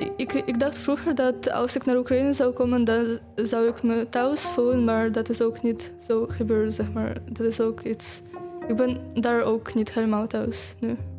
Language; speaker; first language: Dutch; non-native, fluent; Ukrainian